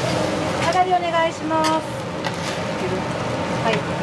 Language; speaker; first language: Japanese; native; Japanese